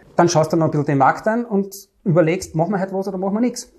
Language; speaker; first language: German; native; German